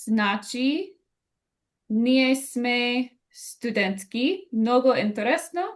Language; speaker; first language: Bulgarian; non-native, learner; English